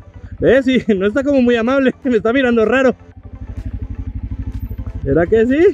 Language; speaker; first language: Spanish; native; Spanish